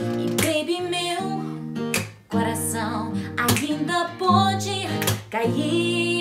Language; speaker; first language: Portuguese; non-native, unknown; English